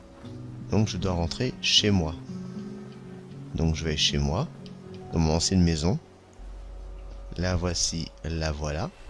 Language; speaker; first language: French; native; French